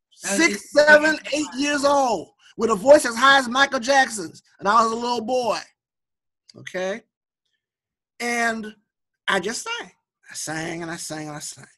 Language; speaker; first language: English; native; English